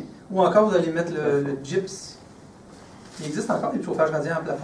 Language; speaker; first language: French; native; French